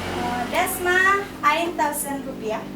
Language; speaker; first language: German; non-native, learner; Indonesian